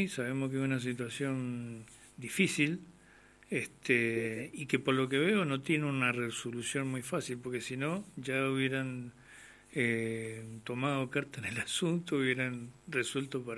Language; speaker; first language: Spanish; native; Spanish